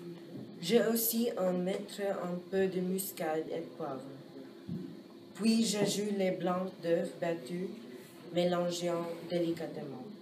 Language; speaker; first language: French; non-native, learner; English